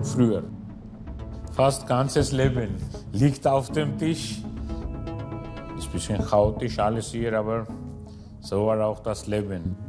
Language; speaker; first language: German; non-native, fluent; Georgian